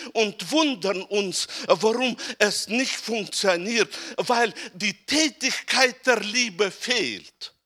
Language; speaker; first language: German; non-native, fluent; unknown